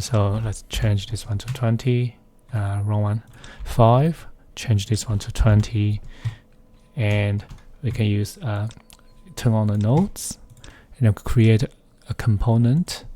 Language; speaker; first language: English; non-native, fluent; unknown